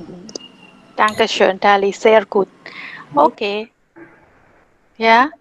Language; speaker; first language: German; non-native, fluent; Indonesian